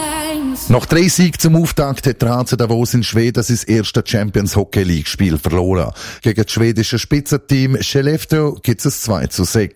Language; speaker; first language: German; native; German